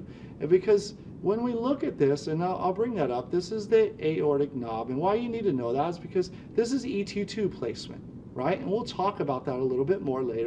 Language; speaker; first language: English; native; English